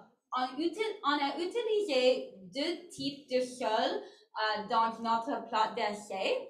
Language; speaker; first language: French; non-native, learner; English